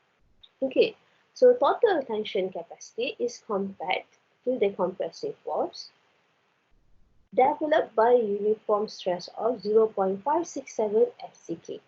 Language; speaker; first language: English; non-native, local second language; Malay